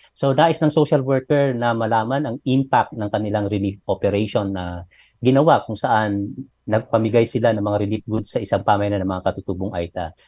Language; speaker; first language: Filipino; non-native, local second language; Iloko